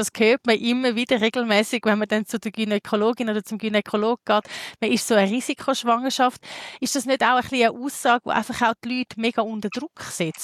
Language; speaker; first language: German; native; German